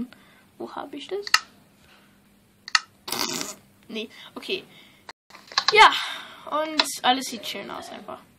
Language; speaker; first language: German; non-native, fluent; English